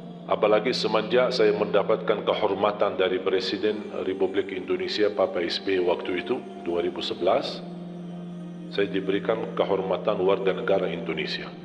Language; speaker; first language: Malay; non-native, fluent; Arabic